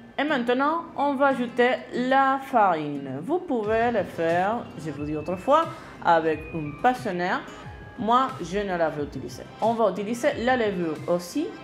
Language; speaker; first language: French; non-native, learner; Spanish